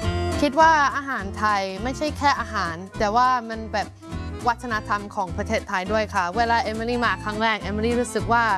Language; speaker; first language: Thai; non-native, fluent; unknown